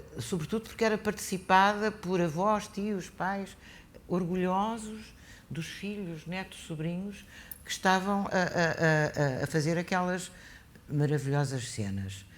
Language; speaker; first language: Portuguese; native; Portuguese